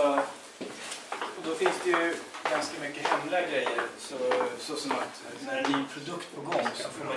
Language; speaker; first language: Swedish; native; Swedish